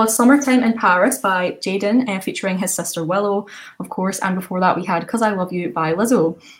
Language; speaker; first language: English; native; English